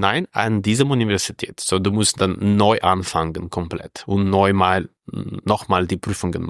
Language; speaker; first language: German; non-native, fluent; Russian